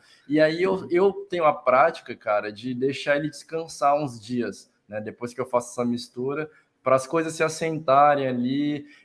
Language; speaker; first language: Portuguese; native; Portuguese